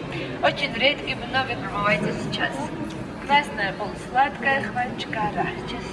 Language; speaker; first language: Russian; non-native, fluent; Georgian